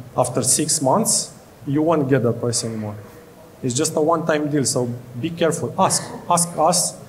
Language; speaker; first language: English; non-native, fluent; Romanian